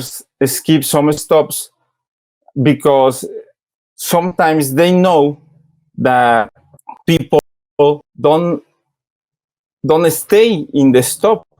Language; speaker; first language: English; non-native, learner; Spanish